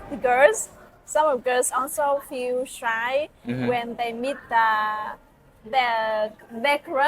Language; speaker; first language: English; non-native, learner; Vietnamese